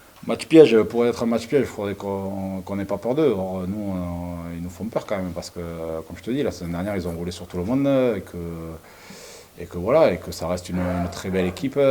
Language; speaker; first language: French; native; French